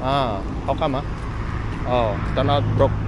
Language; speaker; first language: English; non-native, local second language; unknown